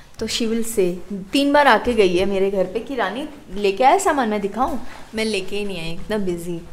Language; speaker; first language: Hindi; non-native, local second language; Bangla